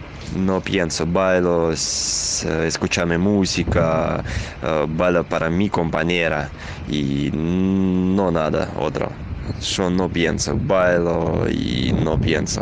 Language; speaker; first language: Spanish; non-native, learner; Russian